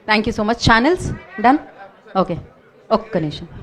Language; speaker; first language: Telugu; native; Telugu